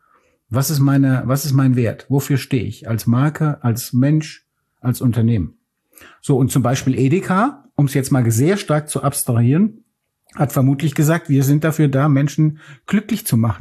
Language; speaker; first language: German; native; German